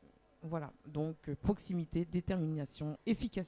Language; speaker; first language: French; native; French